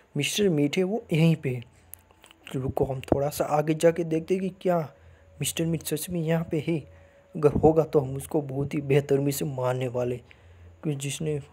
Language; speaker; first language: Hindi; non-native, local second language; Gujarati